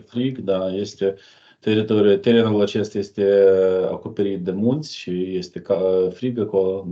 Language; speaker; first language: Romanian; non-native, learner; Ukrainian